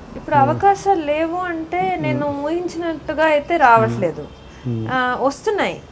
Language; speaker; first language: Telugu; native; Telugu